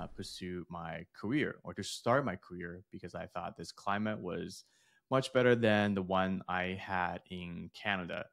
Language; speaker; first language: English; early bilingual, other home language; Chinese